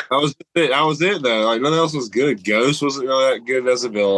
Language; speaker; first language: English; native; English